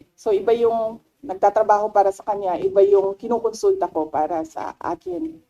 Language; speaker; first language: Filipino; non-native, local second language; Cebuano